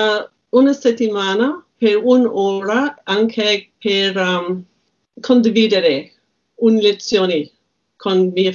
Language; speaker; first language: Italian; non-native, learner; English